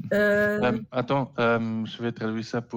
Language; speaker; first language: French; non-native, learner; German